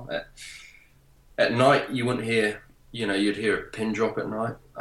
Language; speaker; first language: English; native; English